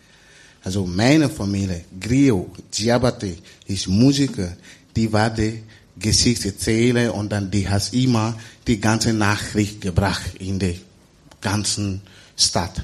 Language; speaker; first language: German; non-native, learner; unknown